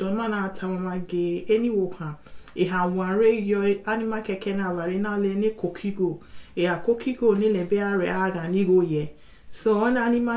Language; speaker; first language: English; non-native, local second language; Bini